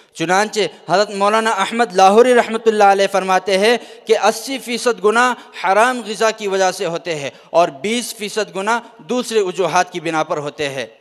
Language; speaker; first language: Urdu; native; Urdu